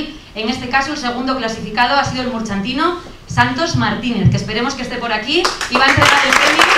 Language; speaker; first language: Spanish; native; Spanish